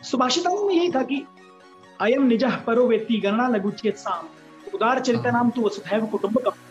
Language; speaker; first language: Hindi; native; Hindi